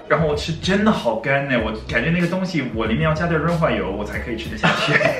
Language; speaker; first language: Chinese; non-native, fluent; English